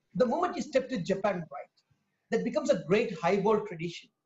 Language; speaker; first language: English; non-native, local second language; Tamil